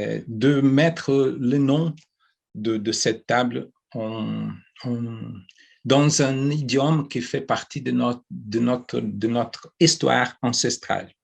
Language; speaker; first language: French; non-native, fluent; Portuguese